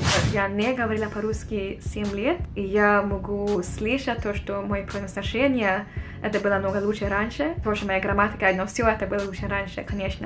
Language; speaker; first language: Russian; non-native, fluent; Swedish